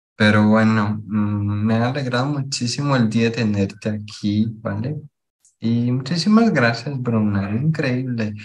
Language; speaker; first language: Spanish; non-native, fluent; Portuguese